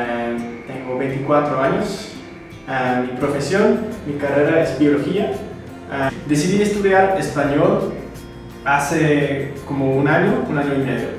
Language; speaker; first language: Spanish; non-native, fluent; English